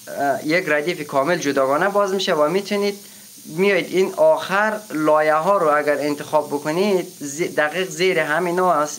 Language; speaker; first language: Persian; native; Persian